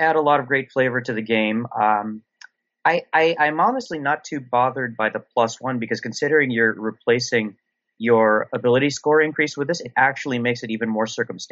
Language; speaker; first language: English; non-native, local second language; Filipino